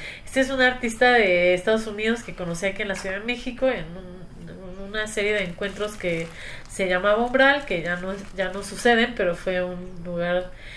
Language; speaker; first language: Spanish; native; Spanish